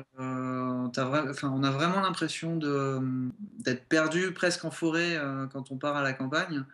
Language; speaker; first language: French; native; French